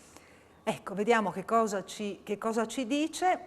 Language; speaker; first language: Italian; native; Italian